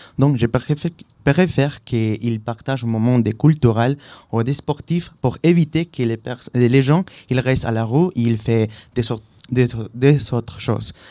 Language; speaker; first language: French; non-native, learner; Spanish